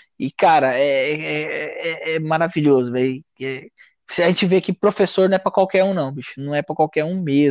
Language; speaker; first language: Portuguese; native; Portuguese